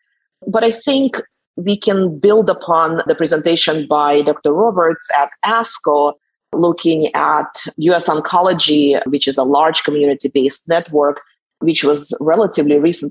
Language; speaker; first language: English; non-native, fluent; Russian